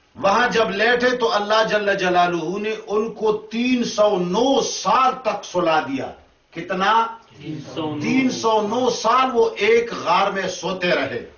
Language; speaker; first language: Urdu; non-native, local second language; Pashto